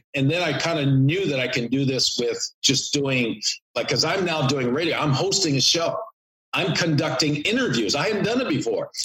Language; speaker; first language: English; native; English